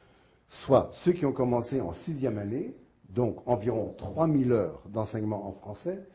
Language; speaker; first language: French; native; French